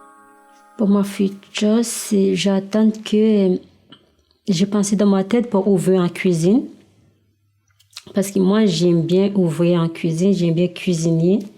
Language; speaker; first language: French; non-native, learner; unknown